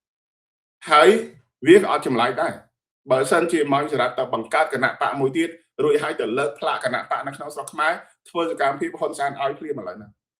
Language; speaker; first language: Khmer; native; Khmer